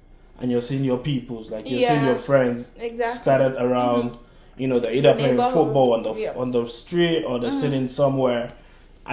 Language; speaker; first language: English; non-native, local second language; Yoruba